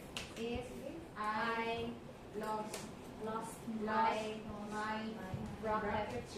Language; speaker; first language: English; non-native, local second language; Cebuano